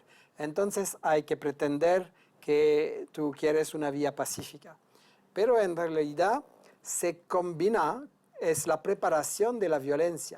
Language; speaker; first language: Spanish; non-native, fluent; French